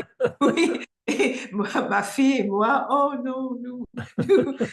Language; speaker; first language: French; non-native, learner; English